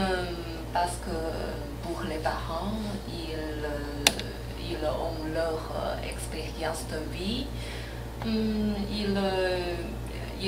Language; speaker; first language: French; non-native, learner; Chinese